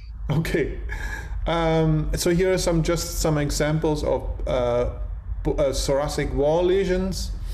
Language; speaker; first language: English; non-native, fluent; German